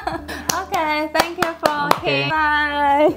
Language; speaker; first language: English; non-native, learner; Chinese